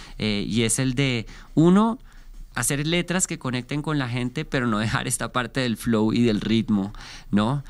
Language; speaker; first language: Spanish; native; Spanish